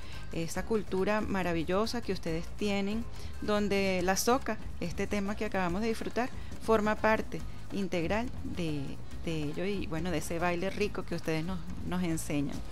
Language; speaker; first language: Spanish; native; Spanish